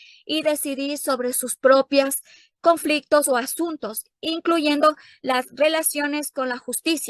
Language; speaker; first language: Spanish; native; Spanish